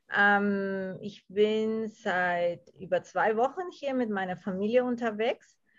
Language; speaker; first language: German; non-native, fluent; Spanish